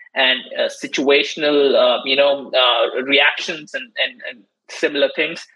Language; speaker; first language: English; non-native, local second language; Hindi